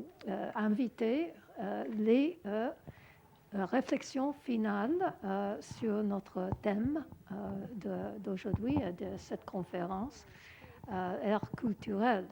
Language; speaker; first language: French; non-native, learner; English